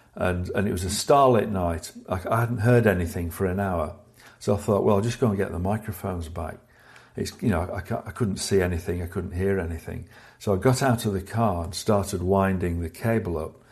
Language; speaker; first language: English; native; English